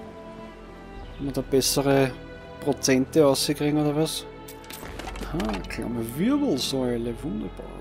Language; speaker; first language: German; native; German